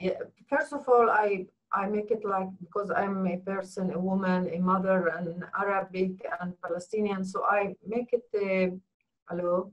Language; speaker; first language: English; non-native, learner; Arabic